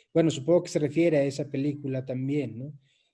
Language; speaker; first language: Spanish; native; Spanish